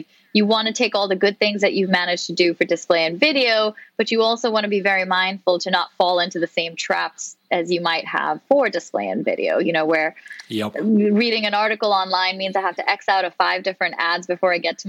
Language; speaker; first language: English; non-native, local second language; Urdu